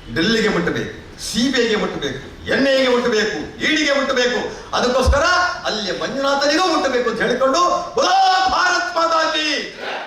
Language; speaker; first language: Kannada; native; Kannada